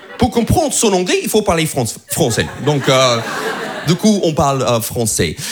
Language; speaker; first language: French; non-native, fluent; English